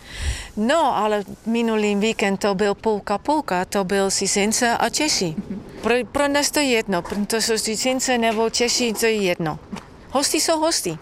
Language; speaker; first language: Czech; non-native, learner; Dutch